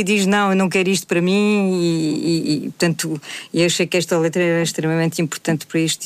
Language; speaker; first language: Portuguese; native; Portuguese